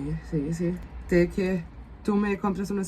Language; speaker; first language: Spanish; non-native, fluent; German